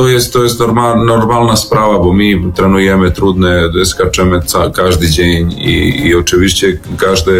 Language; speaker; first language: Polish; non-native, learner; Serbian